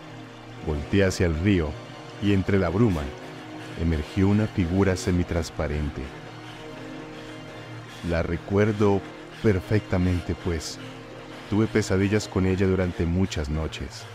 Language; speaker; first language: Spanish; native; Spanish